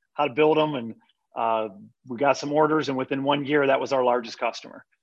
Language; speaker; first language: English; native; English